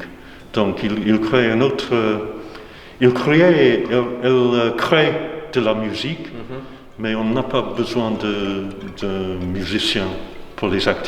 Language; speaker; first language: French; non-native, fluent; English